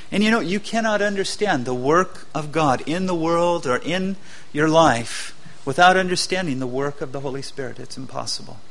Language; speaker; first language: English; native; English